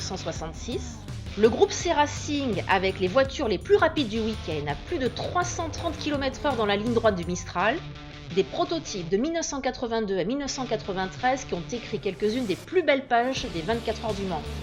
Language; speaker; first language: French; native; French